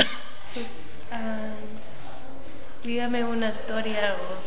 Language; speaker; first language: Spanish; early bilingual, other home language; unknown